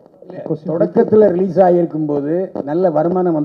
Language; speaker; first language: Tamil; native; Tamil